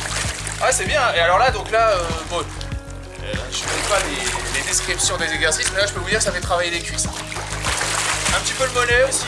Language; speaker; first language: French; native; French